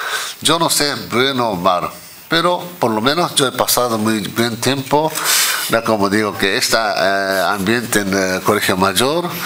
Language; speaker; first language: Spanish; non-native, fluent; Japanese